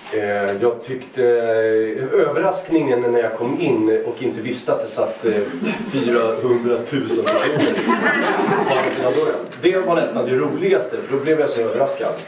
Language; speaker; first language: Swedish; native; Swedish